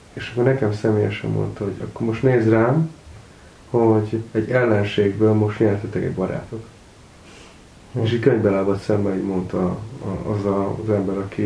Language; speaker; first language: Hungarian; non-native, learner; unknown